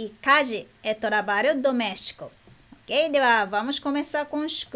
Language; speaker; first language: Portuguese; non-native, fluent; Japanese